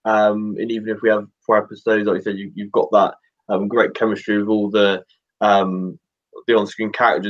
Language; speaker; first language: English; native; English